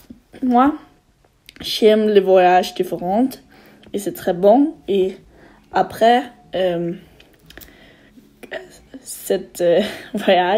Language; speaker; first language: French; non-native, learner; Danish